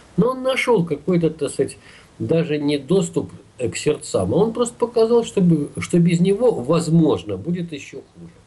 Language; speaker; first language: Russian; native; Russian